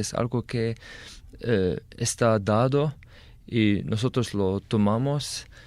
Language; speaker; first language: Spanish; non-native, fluent; Slovenian